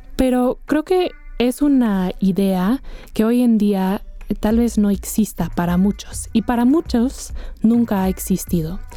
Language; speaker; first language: Spanish; non-native, fluent; English